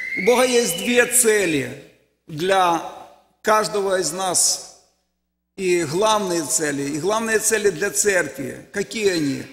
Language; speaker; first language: Russian; native; Russian